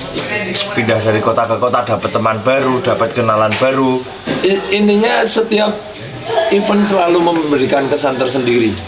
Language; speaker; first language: Indonesian; non-native, local second language; Javanese